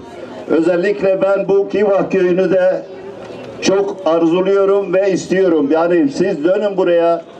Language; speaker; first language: Turkish; native; Turkish